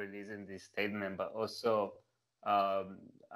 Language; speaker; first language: English; non-native, fluent; Italian